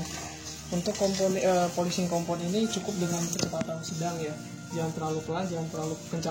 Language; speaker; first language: Indonesian; native; Indonesian